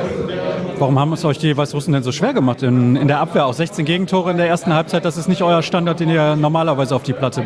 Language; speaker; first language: German; native; German